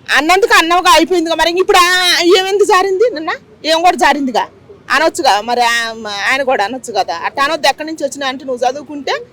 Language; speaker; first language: Telugu; native; Telugu